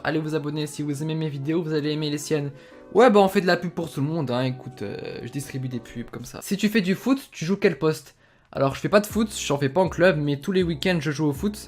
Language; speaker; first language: French; native; French